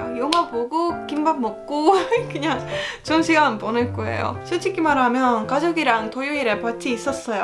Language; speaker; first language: Korean; non-native, fluent; Estonian